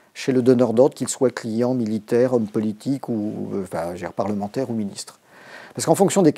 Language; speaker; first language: French; native; French